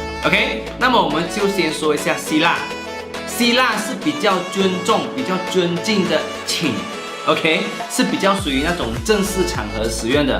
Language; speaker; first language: Chinese; native; Chinese